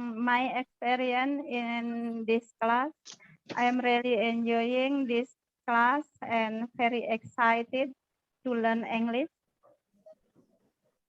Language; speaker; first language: English; non-native, learner; Indonesian